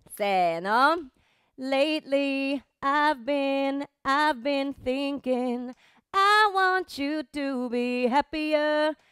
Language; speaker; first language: English; native; English